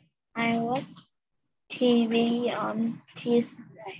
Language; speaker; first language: English; non-native, learner; Vietnamese